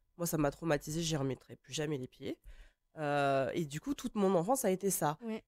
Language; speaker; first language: French; native; French